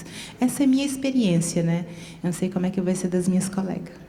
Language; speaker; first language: Portuguese; non-native, local second language; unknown